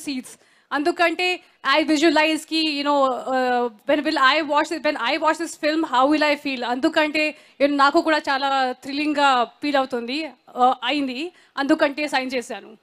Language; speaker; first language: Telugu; non-native, learner; Hindi